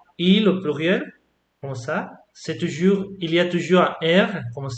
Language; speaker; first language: French; non-native, fluent; Spanish